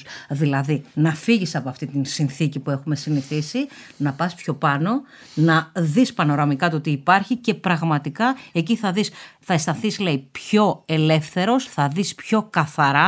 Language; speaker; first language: Greek; native; Greek